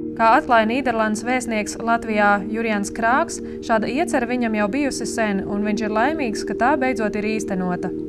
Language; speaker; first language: Latvian; native; Latvian